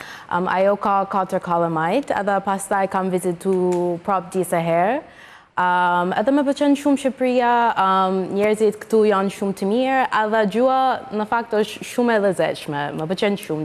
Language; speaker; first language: Albanian; non-native, learner; English